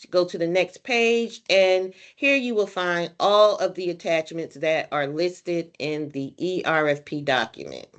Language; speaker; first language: English; native; English